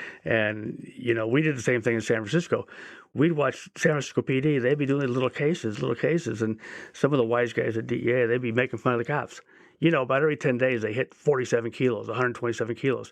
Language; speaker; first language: English; native; English